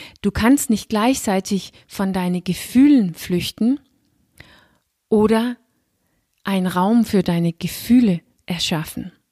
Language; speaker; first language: German; non-native, fluent; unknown